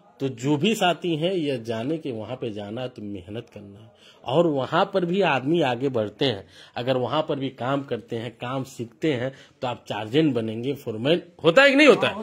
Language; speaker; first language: Hindi; native; Hindi